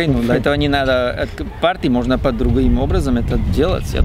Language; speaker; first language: Russian; non-native, learner; Spanish